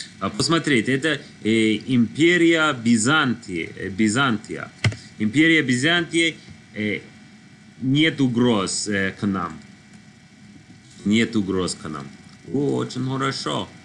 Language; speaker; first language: Russian; non-native, learner; English